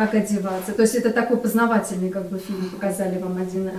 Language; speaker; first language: Russian; native; Russian